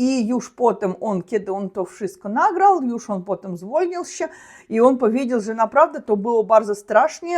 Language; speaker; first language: Polish; non-native, learner; Russian